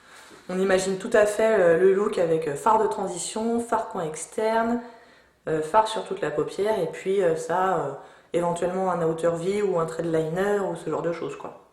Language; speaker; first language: French; native; French